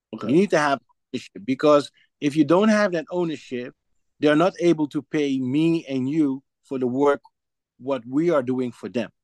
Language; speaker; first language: English; non-native, fluent; Dutch